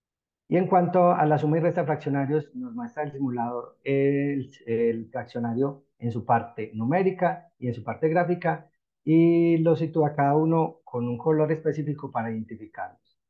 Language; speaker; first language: Spanish; native; Spanish